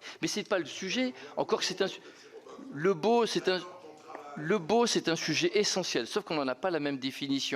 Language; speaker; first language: French; native; French